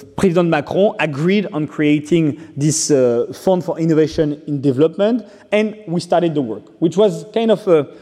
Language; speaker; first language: English; non-native, fluent; French